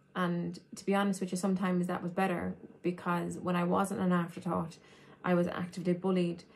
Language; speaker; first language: English; native; English